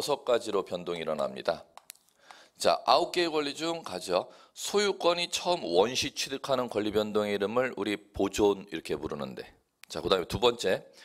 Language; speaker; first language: Korean; native; Korean